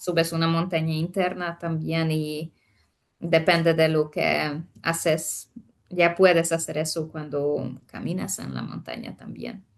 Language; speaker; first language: Spanish; non-native, fluent; Hungarian